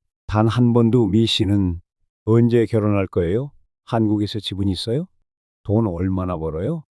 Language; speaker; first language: Korean; native; Korean